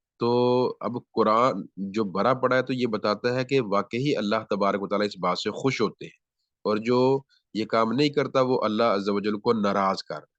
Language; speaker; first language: Urdu; non-native, local second language; Punjabi